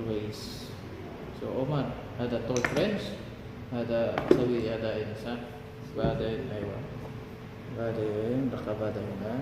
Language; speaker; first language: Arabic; non-native, learner; Filipino